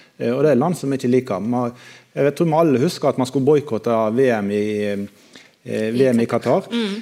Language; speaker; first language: Norwegian; native; Norwegian